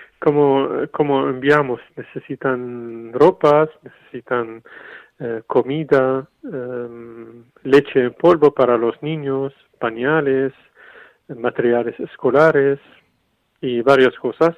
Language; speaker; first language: Spanish; non-native, fluent; Arabic